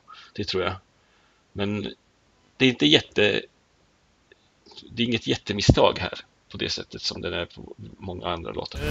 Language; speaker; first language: Swedish; native; Swedish